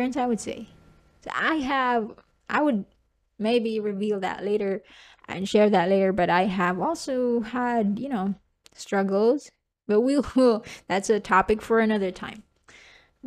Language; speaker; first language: English; non-native, local second language; Cebuano